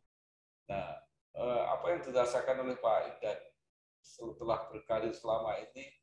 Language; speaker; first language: Indonesian; native; Indonesian